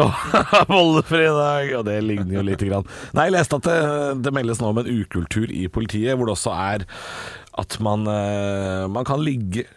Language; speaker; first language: Norwegian; native; Norwegian